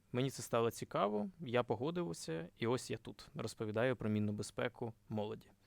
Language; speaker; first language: Ukrainian; non-native, local second language; Russian